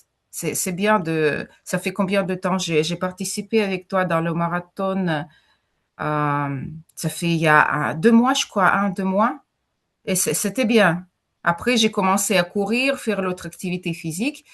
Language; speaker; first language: French; non-native, fluent; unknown